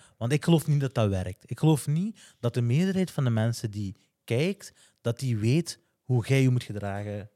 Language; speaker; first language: Dutch; native; Dutch